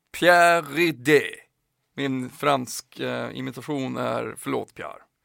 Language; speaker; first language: Swedish; native; Swedish